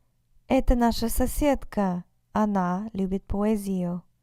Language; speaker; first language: Russian; non-native, fluent; English